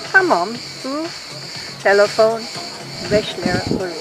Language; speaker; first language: Turkish; non-native, learner; English